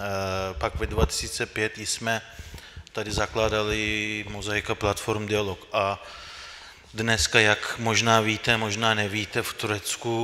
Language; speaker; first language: Czech; non-native, fluent; Turkish